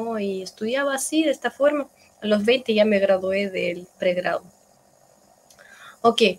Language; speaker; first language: Spanish; non-native, fluent; Russian